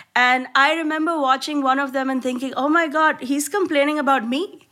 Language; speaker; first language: English; non-native, local second language; Gujarati